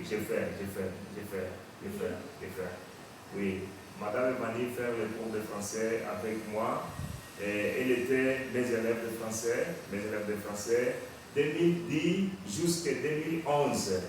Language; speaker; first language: French; non-native, learner; Portuguese